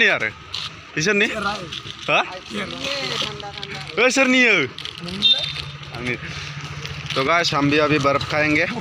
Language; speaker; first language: Hindi; non-native, local second language; Assamese